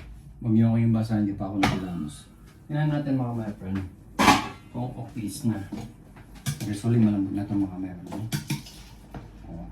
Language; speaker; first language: Filipino; native; Filipino